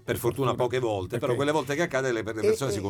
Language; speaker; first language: Italian; native; Italian